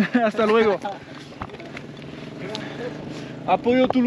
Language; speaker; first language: Spanish; non-native, learner; French